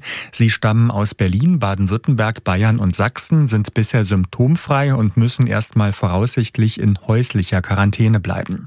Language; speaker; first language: German; native; German